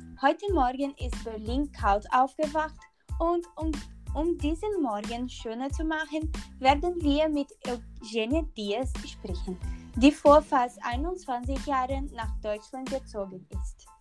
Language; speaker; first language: German; non-native, learner; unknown